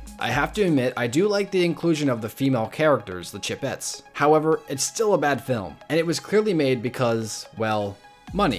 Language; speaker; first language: English; native; English